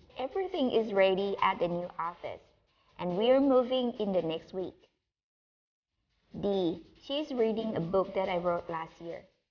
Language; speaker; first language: English; non-native, fluent; Thai